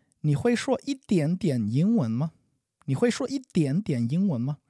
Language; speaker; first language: Chinese; non-native, learner; English